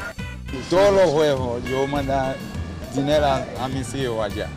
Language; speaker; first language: Spanish; non-native, learner; Haitian Creole